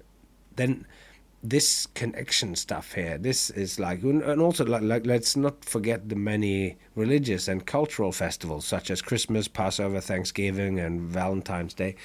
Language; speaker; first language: English; non-native, fluent; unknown